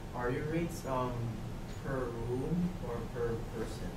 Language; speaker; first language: English; non-native, fluent; Finnish